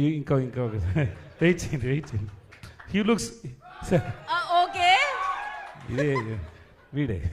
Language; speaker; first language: Telugu; non-native, learner; Tamil